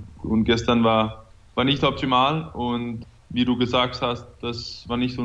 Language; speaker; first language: German; non-native, fluent; Danish